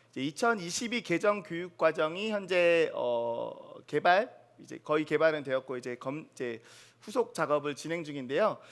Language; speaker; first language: Korean; native; Korean